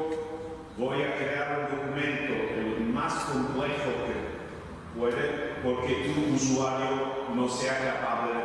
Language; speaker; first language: Spanish; non-native, fluent; Italian